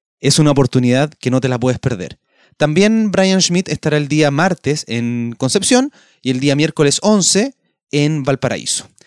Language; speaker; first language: Spanish; native; Spanish